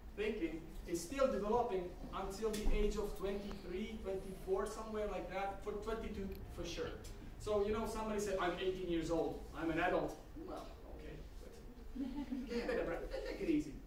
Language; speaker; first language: English; non-native, fluent; Slovak